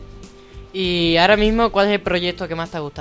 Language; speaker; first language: Spanish; native; Spanish